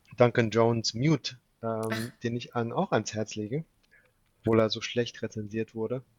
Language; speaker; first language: German; non-native, fluent; English